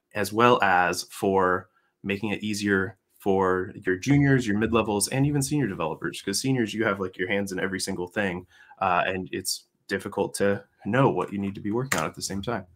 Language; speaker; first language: English; native; English